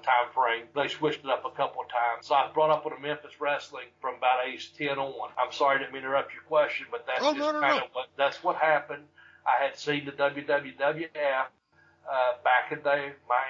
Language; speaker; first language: English; native; English